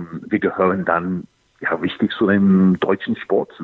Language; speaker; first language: German; non-native, fluent; English